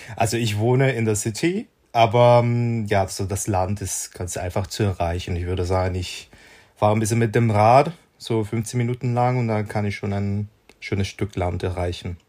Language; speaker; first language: German; non-native, fluent; Spanish